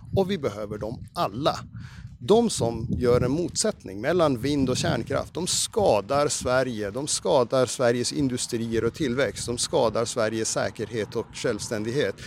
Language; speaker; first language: Swedish; native; Swedish